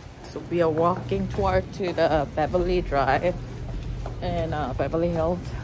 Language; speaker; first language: English; non-native, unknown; Korean